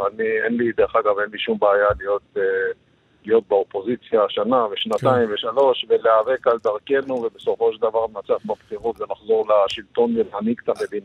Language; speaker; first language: Hebrew; native; Hebrew